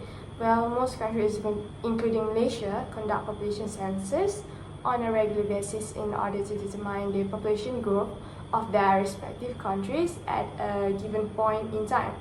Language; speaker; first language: English; non-native, local second language; Malay